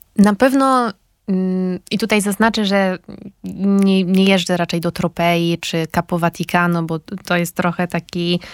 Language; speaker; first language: Polish; native; Polish